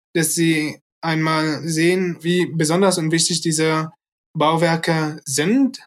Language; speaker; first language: German; early bilingual, other home language; Arabic